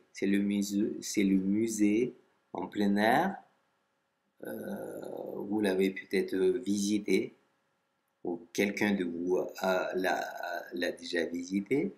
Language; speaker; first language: French; non-native, fluent; Russian